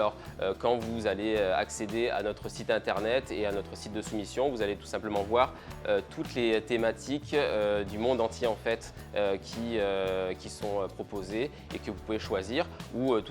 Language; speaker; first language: French; native; French